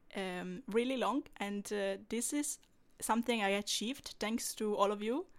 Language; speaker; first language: English; non-native, fluent; Italian